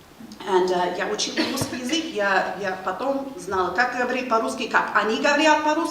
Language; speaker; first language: Russian; non-native, fluent; English